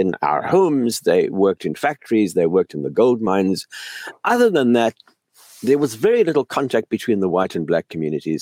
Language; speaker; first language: English; native; English